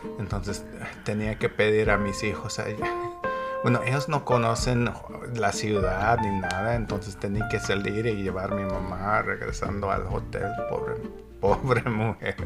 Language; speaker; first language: Spanish; non-native, learner; English